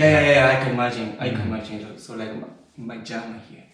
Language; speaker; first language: English; non-native, learner; Japanese